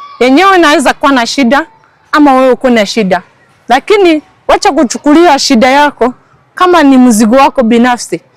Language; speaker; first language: Swahili; non-native, local second language; Gusii